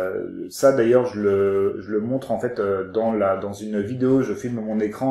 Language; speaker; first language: French; native; French